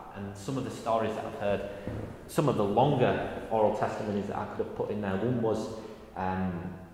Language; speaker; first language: English; native; English